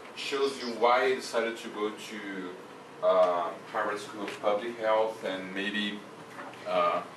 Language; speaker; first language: English; non-native, fluent; Portuguese